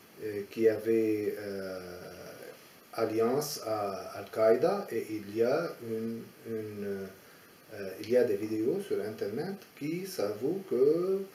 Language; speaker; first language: French; non-native, fluent; Aramaic